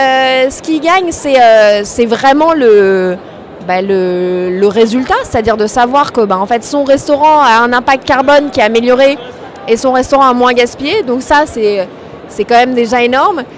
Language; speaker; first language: French; native; French